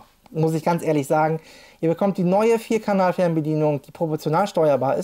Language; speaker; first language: German; native; German